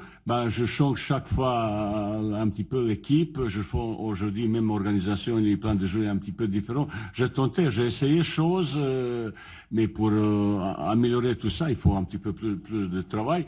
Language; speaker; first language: French; non-native, learner; Bosnian